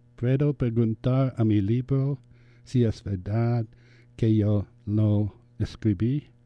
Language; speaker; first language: Spanish; non-native, learner; English